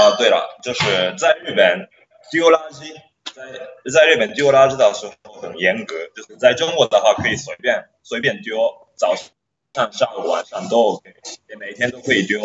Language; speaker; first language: Chinese; non-native, fluent; Japanese